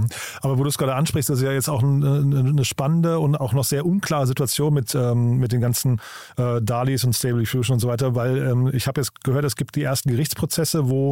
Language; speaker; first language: German; native; German